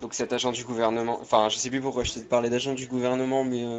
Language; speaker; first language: French; native; French